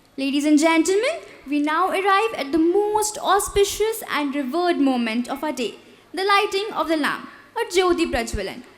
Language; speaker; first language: English; non-native, local second language; Hindi